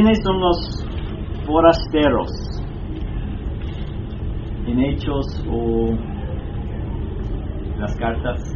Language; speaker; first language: Spanish; non-native, fluent; English